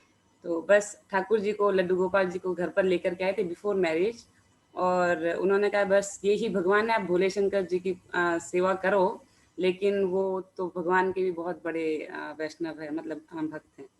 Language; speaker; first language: Hindi; native; Hindi